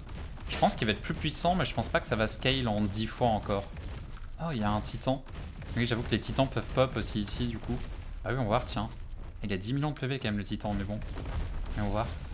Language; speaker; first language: French; native; French